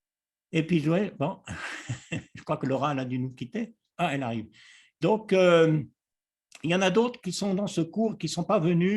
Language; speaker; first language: French; native; French